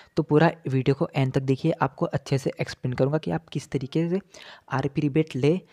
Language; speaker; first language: Hindi; native; Hindi